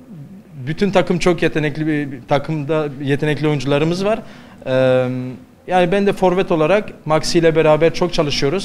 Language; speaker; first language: Turkish; early bilingual, heritage; Turkish